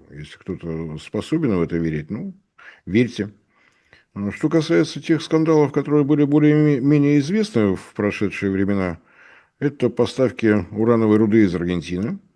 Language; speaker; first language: Russian; native; Russian